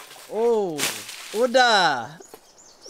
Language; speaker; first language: Indonesian; non-native, learner; English